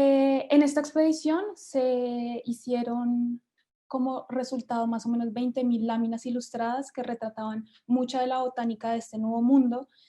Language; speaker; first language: Spanish; native; Spanish